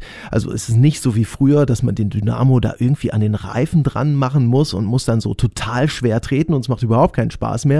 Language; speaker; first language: German; native; German